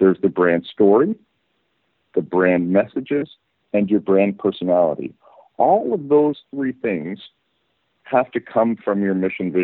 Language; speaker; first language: English; native; English